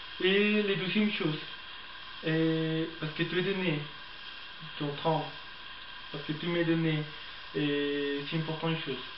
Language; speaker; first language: French; non-native, learner; Spanish